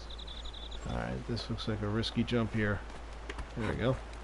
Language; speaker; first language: English; native; English